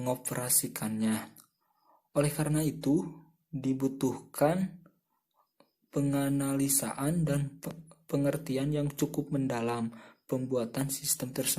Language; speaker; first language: Indonesian; native; Indonesian